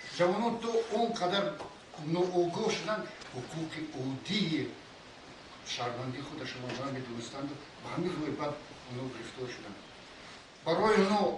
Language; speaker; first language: Tajik; non-native, local second language; Shughni